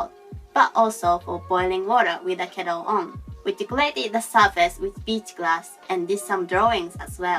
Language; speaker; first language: English; non-native, fluent; Japanese